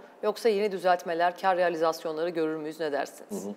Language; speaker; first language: Turkish; native; Turkish